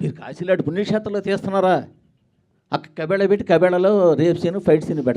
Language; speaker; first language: Telugu; native; Telugu